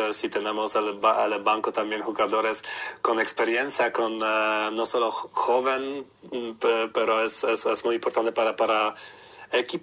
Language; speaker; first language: Spanish; non-native, learner; Polish